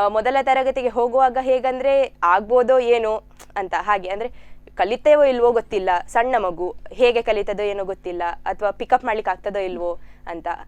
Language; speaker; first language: Kannada; non-native, local second language; Tulu